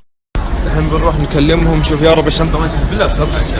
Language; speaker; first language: Arabic; native; Arabic